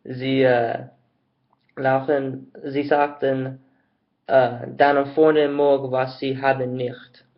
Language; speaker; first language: German; non-native, learner; English